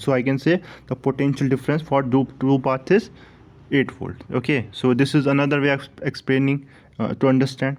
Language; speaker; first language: English; non-native, local second language; Hindi